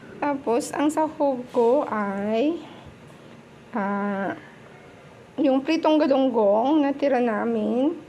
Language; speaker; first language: Filipino; non-native, local second language; Bikol